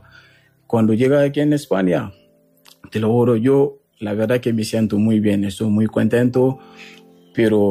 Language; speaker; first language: Spanish; non-native, learner; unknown